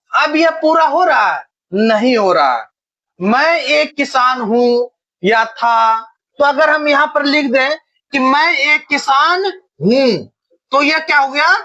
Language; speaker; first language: Hindi; native; Hindi